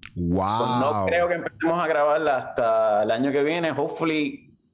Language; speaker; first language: Spanish; native; Spanish